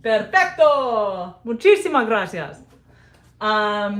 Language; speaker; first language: Spanish; non-native, learner; English